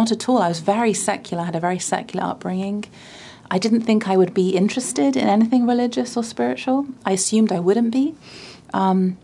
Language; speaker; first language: English; native; English